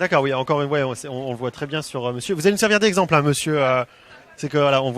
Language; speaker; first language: French; native; French